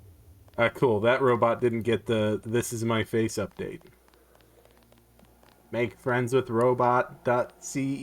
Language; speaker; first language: English; native; English